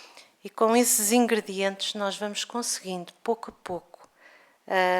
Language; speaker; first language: Portuguese; native; Portuguese